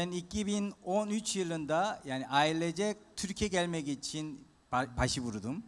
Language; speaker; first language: Turkish; non-native, fluent; Korean